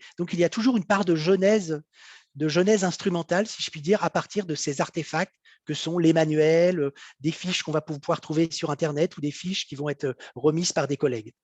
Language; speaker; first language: French; native; French